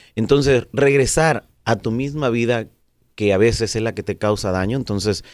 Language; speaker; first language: Spanish; native; Spanish